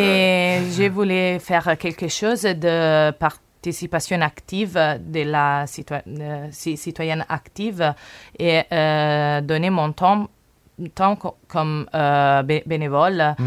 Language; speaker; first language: French; non-native, learner; Italian